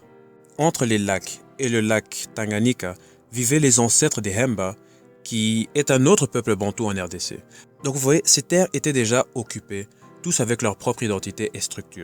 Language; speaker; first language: French; native; French